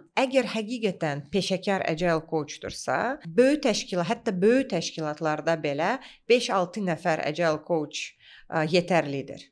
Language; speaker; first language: Azerbaijani; native; Azerbaijani